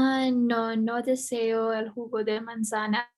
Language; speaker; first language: Spanish; non-native, learner; English